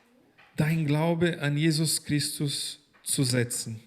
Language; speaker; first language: German; non-native, fluent; Portuguese